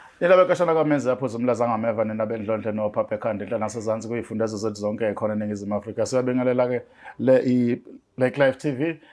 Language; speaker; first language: Zulu; native; Zulu